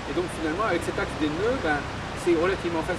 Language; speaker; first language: French; native; French